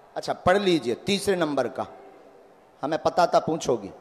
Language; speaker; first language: Hindi; native; Hindi